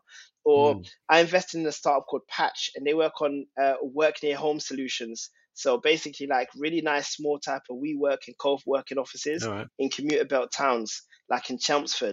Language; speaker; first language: English; native; English